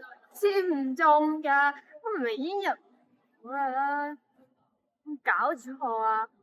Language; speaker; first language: Cantonese; native; Cantonese